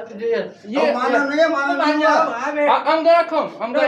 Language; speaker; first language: English; non-native, learner; French